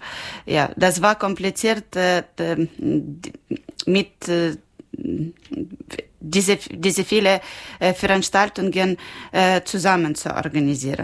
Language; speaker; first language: German; non-native, learner; Ukrainian